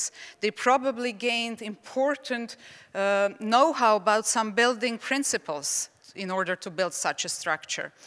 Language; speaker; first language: English; non-native, fluent; Czech